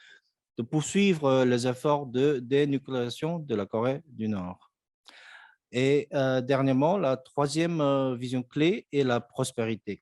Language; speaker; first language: French; non-native, fluent; Korean